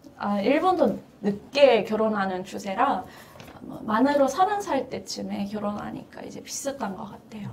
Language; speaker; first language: Korean; non-native, fluent; Japanese